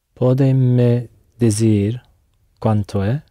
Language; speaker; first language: Portuguese; non-native, learner; English